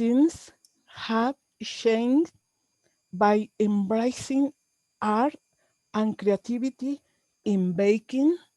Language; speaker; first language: English; non-native, learner; Spanish